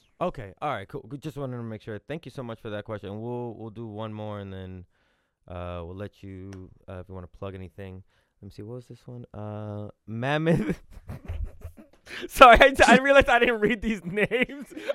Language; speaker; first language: English; early bilingual, other home language; Spanish